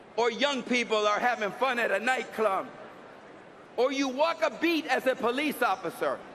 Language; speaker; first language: English; early bilingual, other home language; Spanish